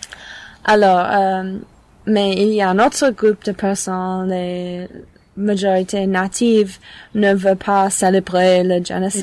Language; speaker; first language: French; non-native, learner; English